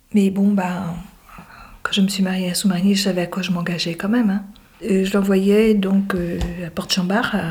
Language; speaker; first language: French; native; French